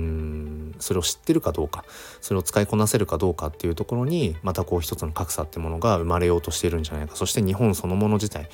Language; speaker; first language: Japanese; native; Japanese